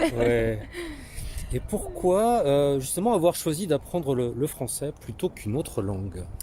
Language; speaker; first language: French; native; French